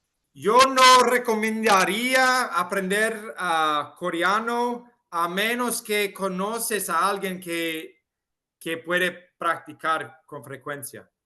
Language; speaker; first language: Spanish; non-native, fluent; English